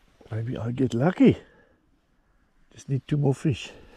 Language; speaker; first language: English; non-native, local second language; Afrikaans